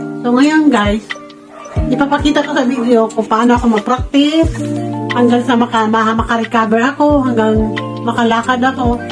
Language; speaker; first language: Filipino; non-native, local second language; Cebuano